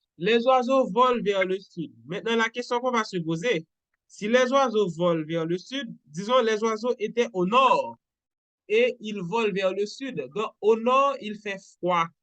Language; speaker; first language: French; non-native, local second language; Haitian Creole